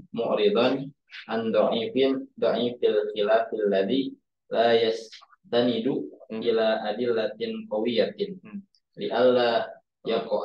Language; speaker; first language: Arabic; non-native, fluent; Indonesian